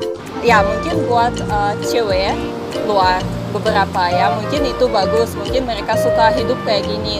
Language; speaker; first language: Indonesian; non-native, fluent; Russian